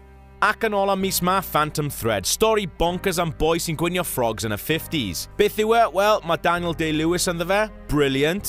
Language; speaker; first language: Welsh; native; Welsh